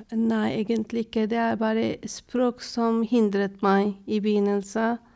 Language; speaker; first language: Norwegian; non-native, fluent; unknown